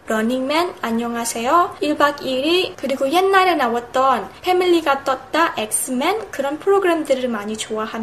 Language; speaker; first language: Korean; non-native, learner; Burmese